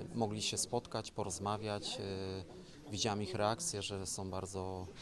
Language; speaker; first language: Polish; native; Polish